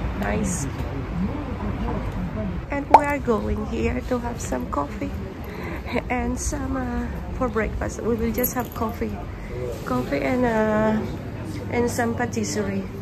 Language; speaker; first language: English; non-native, local second language; Filipino